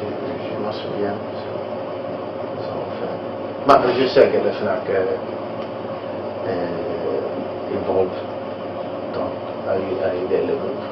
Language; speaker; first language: French; non-native, learner; Italian